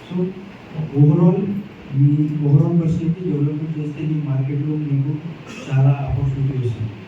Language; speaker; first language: Telugu; non-native, learner; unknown